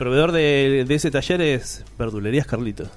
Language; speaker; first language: Spanish; native; Spanish